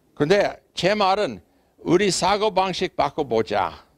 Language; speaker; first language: Korean; non-native, fluent; English